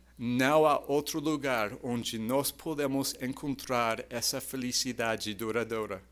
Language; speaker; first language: Portuguese; non-native, fluent; English